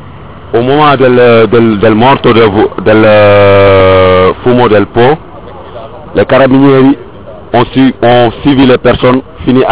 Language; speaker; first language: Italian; non-native, learner; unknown